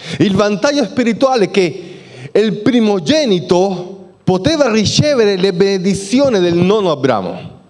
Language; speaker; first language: Italian; non-native, fluent; Spanish